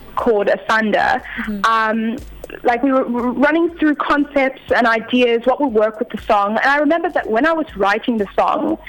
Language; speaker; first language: English; native; English